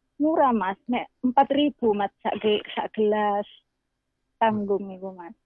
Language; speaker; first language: Indonesian; non-native, local second language; Javanese